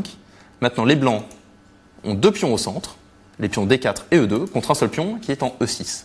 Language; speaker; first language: French; native; French